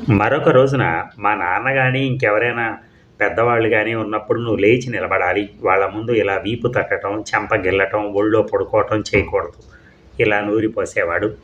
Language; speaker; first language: Telugu; native; Telugu